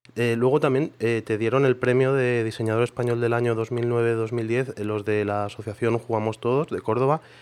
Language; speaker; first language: Spanish; non-native, local second language; Catalan